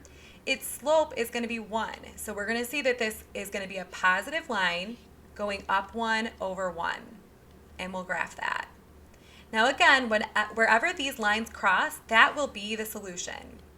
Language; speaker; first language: English; native; English